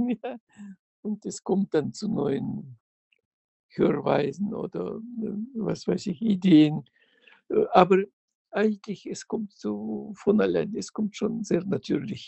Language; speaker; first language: German; non-native, fluent; Russian